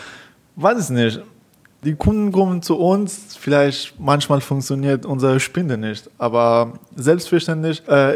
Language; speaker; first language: German; non-native, fluent; Persian